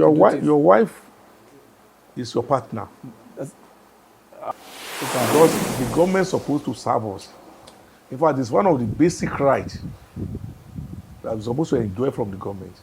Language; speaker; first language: English; non-native, local second language; Yoruba